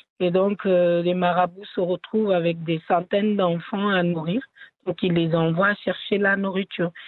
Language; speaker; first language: French; non-native, local second language; Wolof